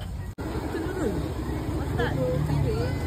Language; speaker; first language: Malay; native; Malay